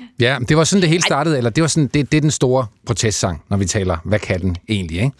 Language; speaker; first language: Danish; native; Danish